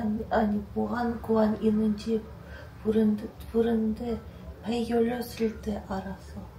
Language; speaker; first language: Korean; non-native, learner; Ukrainian